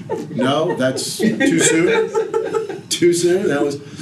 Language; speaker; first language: English; native; English